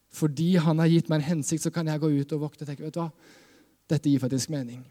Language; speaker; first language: Norwegian; native; Norwegian